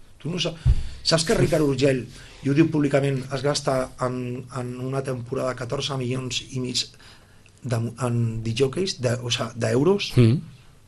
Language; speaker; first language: Catalan; native; Catalan